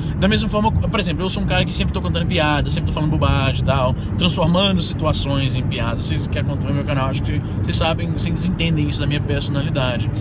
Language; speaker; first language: Portuguese; native; Portuguese